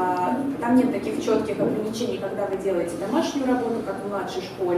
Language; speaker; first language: Russian; native; Russian